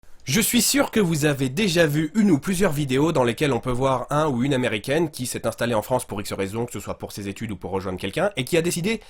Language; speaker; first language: French; native; French